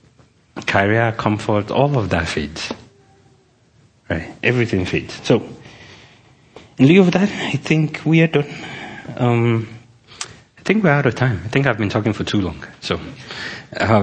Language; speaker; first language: English; non-native, local second language; Yoruba